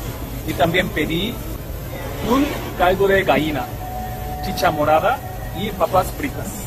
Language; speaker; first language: Spanish; non-native, learner; Korean